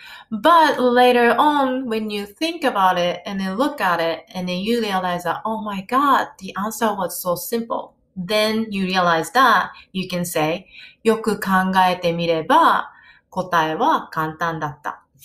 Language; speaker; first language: English; non-native, fluent; Japanese